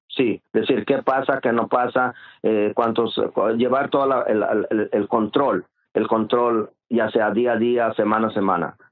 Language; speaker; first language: Spanish; native; Spanish